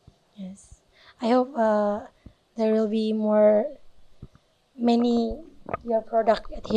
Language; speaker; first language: English; non-native, learner; Indonesian